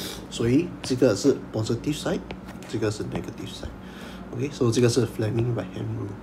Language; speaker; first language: English; non-native, local second language; Chinese